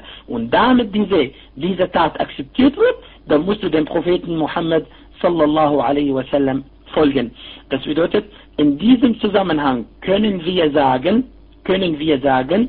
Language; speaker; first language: German; non-native, fluent; Arabic